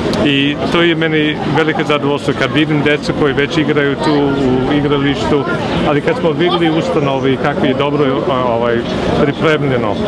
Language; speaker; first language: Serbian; non-native, fluent; English